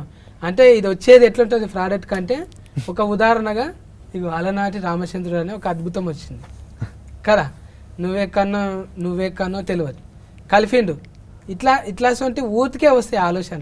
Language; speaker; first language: Telugu; native; Telugu